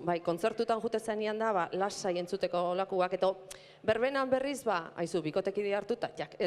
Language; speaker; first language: Basque; native; Basque